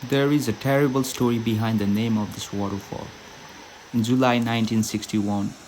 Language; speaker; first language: English; non-native, local second language; Nepali